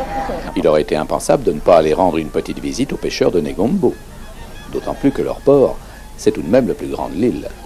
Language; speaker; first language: French; native; French